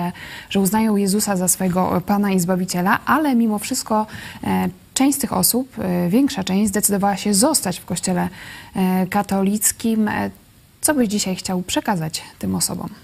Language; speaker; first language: Polish; native; Polish